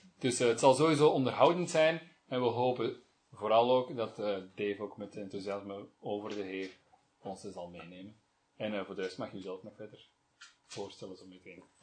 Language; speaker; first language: Dutch; native; Dutch